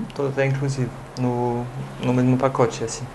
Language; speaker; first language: Portuguese; non-native, fluent; English